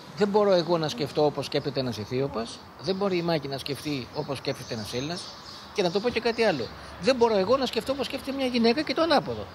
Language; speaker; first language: Greek; native; Greek